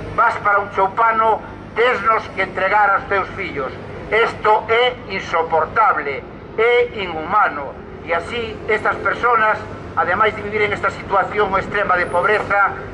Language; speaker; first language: Galician; non-native, local second language; Spanish